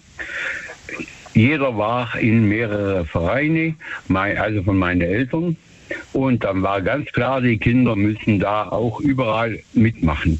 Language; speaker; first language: German; native; German